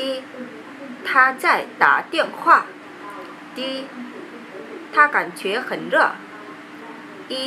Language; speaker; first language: Chinese; non-native, learner; Vietnamese